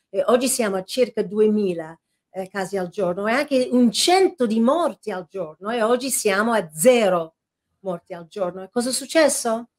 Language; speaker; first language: Italian; non-native, fluent; English